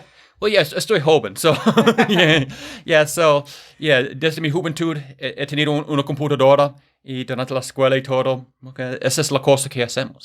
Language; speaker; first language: Spanish; non-native, fluent; English